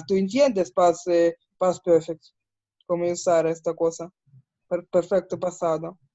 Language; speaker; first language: Spanish; non-native, learner; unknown